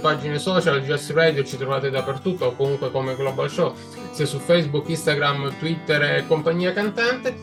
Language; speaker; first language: Italian; native; Italian